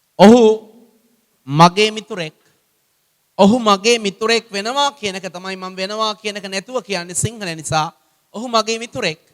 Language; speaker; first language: Sinhala; native; Sinhala